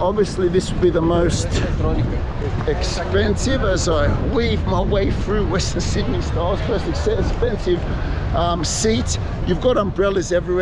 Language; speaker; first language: English; native; English